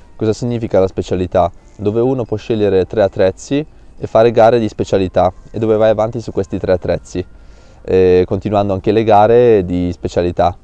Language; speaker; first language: Italian; early bilingual, other home language; Russian